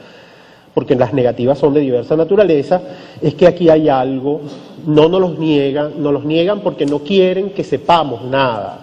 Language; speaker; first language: Spanish; native; Spanish